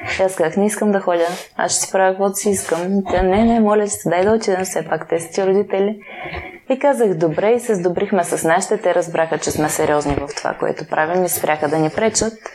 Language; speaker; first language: Bulgarian; native; Bulgarian